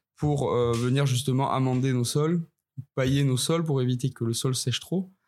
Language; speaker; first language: French; native; French